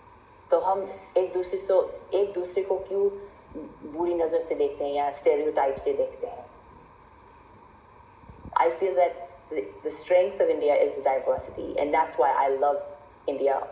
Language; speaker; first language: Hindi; non-native, fluent; English